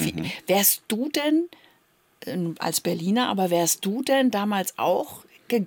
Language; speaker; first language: German; native; German